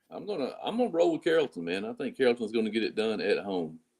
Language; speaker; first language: English; native; English